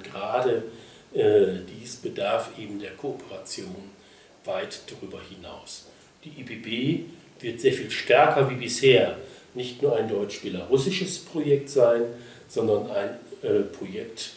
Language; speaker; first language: German; native; German